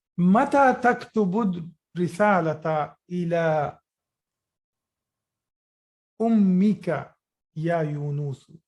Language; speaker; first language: Arabic; non-native, fluent; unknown